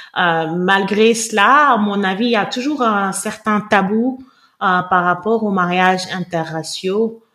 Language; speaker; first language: French; non-native, local second language; Wolof